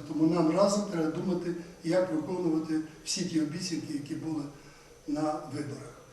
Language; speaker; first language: Ukrainian; native; Ukrainian